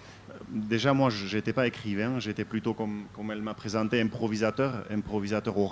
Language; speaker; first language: French; non-native, fluent; Basque